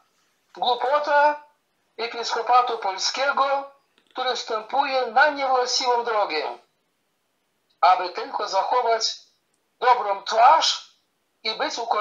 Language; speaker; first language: Polish; early bilingual, heritage; Polish